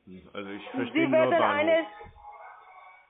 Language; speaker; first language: German; native; German